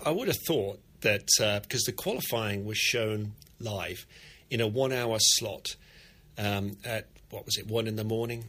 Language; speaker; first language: English; native; English